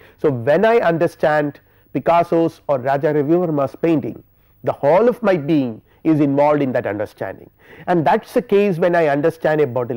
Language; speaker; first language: English; non-native, local second language; Malayalam